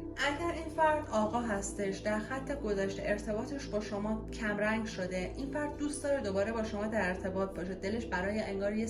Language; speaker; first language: Persian; native; Persian